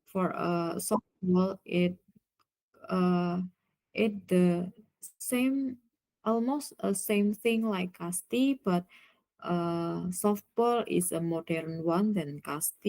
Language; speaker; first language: English; non-native, learner; Indonesian